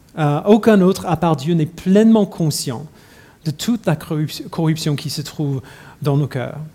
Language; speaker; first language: French; non-native, fluent; English